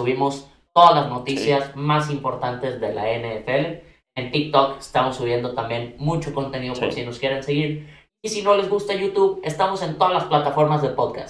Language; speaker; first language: Spanish; native; Spanish